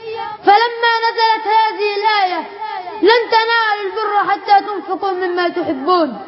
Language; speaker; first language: Arabic; native; Arabic